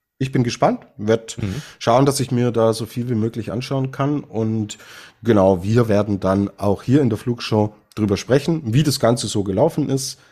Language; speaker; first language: German; native; German